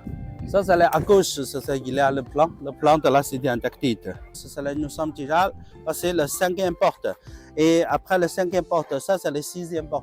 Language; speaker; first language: French; non-native, learner; Chinese